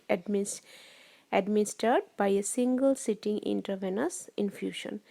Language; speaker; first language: English; non-native, local second language; Bangla